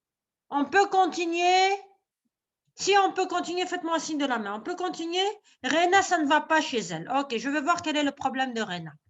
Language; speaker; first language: French; non-native, local second language; Arabic